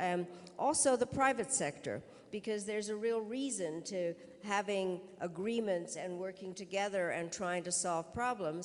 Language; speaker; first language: English; early bilingual, other home language; Czech